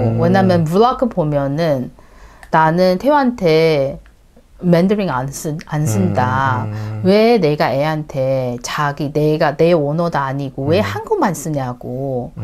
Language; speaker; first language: Korean; non-native, learner; Chinese